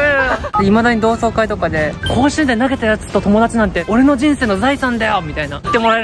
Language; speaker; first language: Japanese; native; Japanese